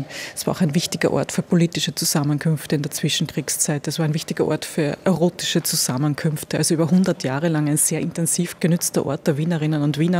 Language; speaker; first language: German; native; German